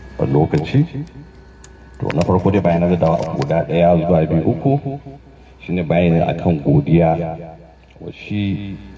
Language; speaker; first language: Hausa; native; Hausa